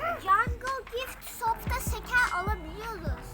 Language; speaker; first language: Turkish; early bilingual, heritage; Turkish